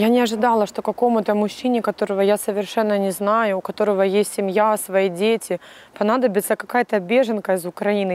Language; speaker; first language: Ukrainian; non-native, local second language; Russian